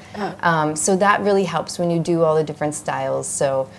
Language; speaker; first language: English; native; English